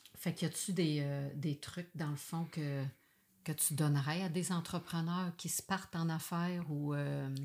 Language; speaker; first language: French; native; French